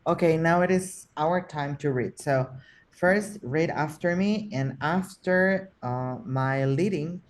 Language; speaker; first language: English; non-native, fluent; Spanish